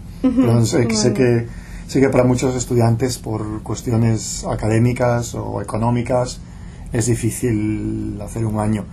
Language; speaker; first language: Spanish; non-native, local second language; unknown